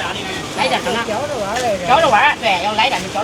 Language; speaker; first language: Chinese; native; Chinese